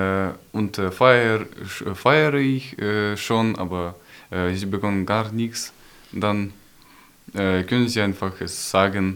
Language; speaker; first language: German; non-native, learner; Ukrainian